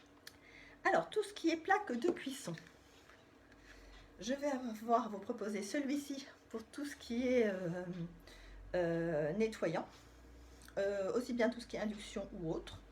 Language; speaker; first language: French; native; French